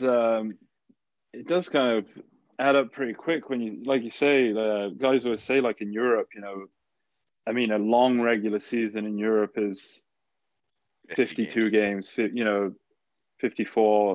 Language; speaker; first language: English; native; English